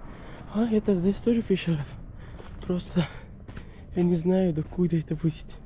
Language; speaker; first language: Russian; non-native, learner; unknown